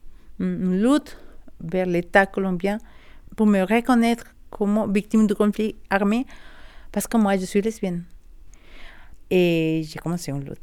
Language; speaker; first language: French; non-native, learner; Spanish